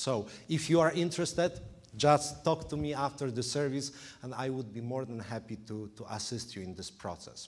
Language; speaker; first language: English; non-native, fluent; Polish